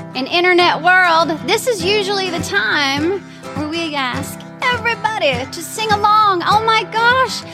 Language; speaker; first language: English; native; English